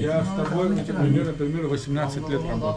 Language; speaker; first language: Russian; non-native, learner; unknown